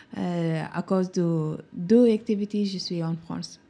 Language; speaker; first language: French; non-native, learner; Persian